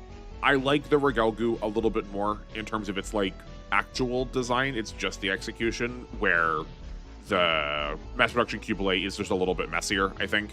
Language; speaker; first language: English; native; English